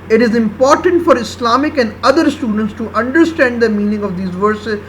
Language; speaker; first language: English; non-native, local second language; Urdu